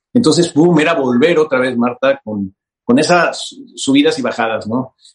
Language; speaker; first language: Spanish; native; Spanish